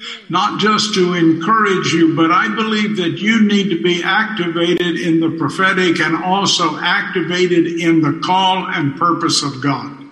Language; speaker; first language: English; native; English